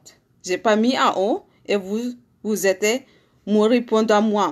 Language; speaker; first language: French; non-native, learner; Arabic